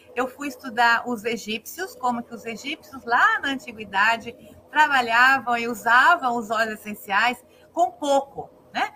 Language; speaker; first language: Portuguese; native; Portuguese